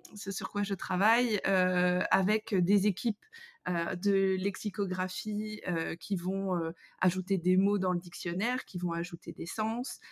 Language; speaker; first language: French; native; French